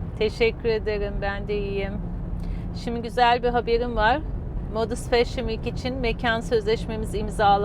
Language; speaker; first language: Turkish; native; Turkish